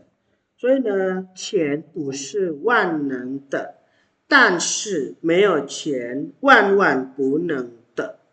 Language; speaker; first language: Chinese; non-native, fluent; Indonesian